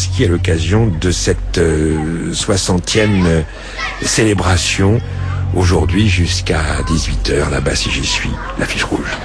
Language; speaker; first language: French; native; French